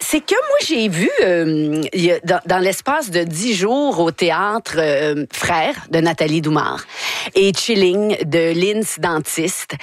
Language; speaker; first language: French; native; French